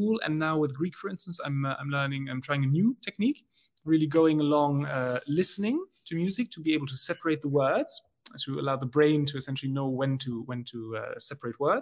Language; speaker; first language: English; non-native, fluent; German